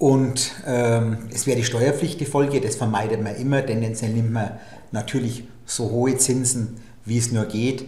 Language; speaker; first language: German; native; German